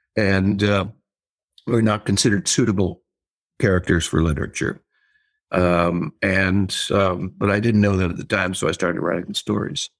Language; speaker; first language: English; native; English